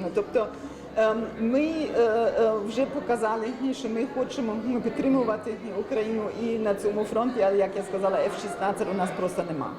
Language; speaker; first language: Ukrainian; non-native, fluent; German